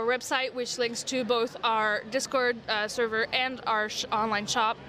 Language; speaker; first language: English; non-native, fluent; French